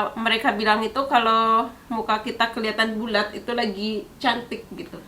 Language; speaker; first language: Indonesian; non-native, local second language; Javanese